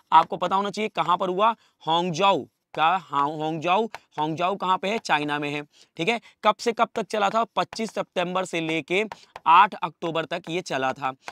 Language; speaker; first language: Hindi; native; Hindi